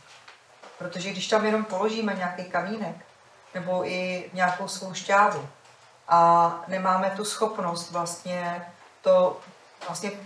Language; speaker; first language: Czech; native; Czech